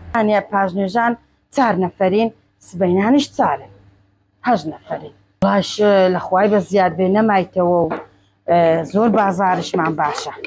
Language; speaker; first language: Central Kurdish; native; Central Kurdish